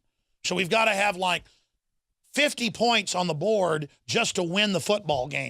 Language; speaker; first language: English; native; English